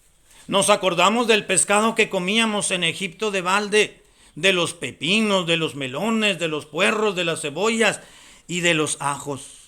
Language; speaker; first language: Spanish; native; Spanish